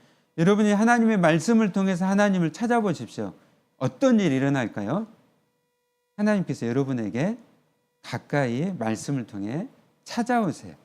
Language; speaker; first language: Korean; native; Korean